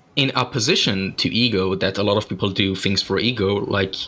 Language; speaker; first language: English; non-native, fluent; Persian